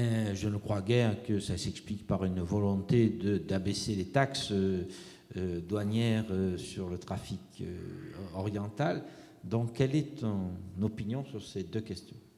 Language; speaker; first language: French; native; French